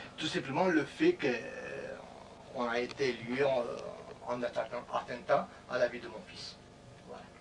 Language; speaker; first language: French; non-native, fluent; Romanian